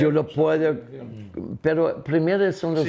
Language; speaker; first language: Spanish; non-native, fluent; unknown